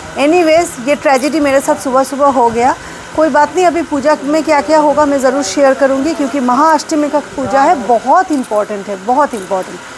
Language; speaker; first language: Hindi; non-native, local second language; Bangla